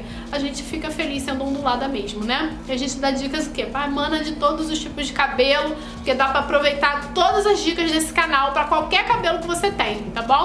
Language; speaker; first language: Portuguese; native; Portuguese